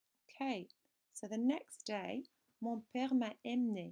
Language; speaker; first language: French; non-native, fluent; English